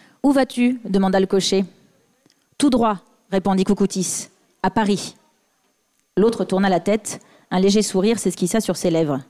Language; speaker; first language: French; native; French